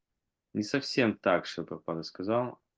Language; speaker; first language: Russian; native; Russian